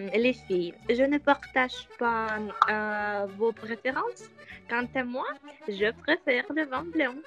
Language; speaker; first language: French; non-native, learner; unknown